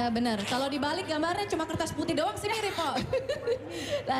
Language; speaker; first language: Indonesian; native; Indonesian